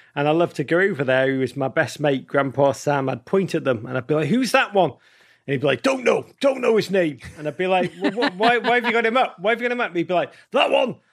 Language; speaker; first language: English; native; English